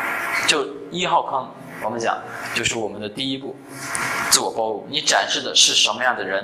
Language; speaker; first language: Chinese; native; Chinese